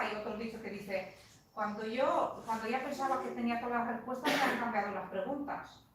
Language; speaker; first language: Spanish; non-native, fluent; Polish